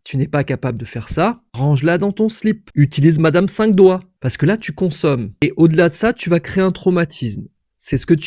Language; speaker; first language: French; native; French